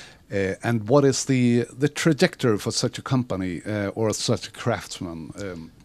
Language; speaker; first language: English; non-native, fluent; Swedish